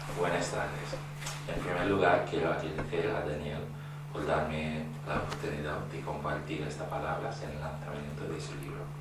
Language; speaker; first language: Spanish; non-native, fluent; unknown